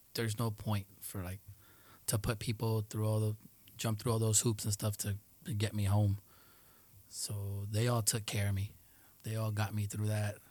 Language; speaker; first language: English; early bilingual, other home language; Spanish